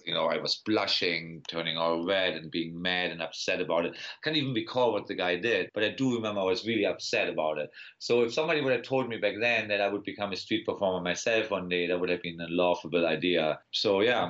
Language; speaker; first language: English; non-native, fluent; German